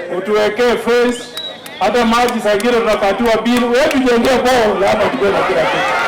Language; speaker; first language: Swahili; non-native, local second language; Gusii